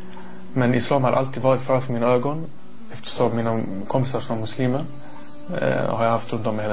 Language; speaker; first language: Swedish; non-native, learner; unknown